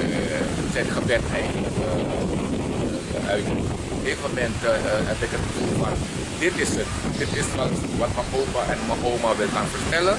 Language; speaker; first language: Dutch; early bilingual, heritage; Javanese